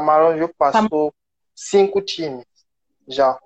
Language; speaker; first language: Portuguese; non-native, learner; French